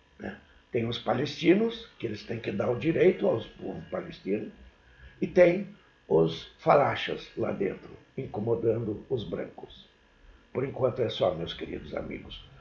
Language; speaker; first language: Portuguese; native; Portuguese